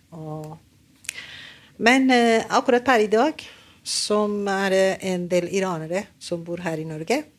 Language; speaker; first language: Norwegian; non-native, learner; Persian